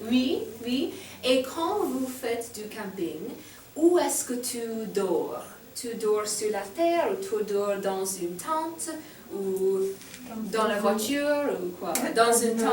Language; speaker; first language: French; non-native, fluent; English